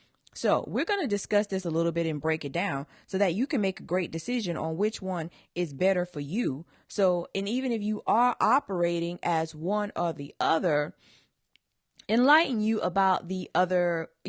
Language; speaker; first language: English; native; English